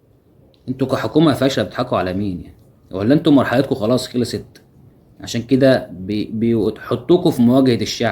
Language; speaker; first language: Arabic; native; Arabic